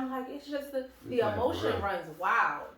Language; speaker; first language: English; native; English